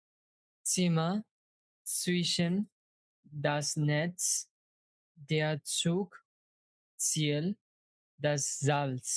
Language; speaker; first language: German; non-native, learner; Bangla